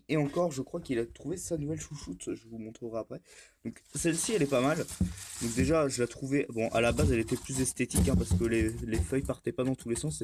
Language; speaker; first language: French; native; French